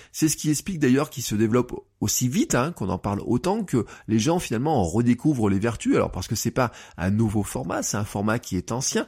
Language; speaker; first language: French; native; French